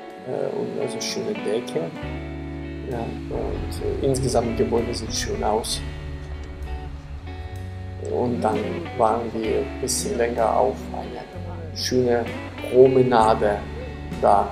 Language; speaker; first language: German; non-native, fluent; Ukrainian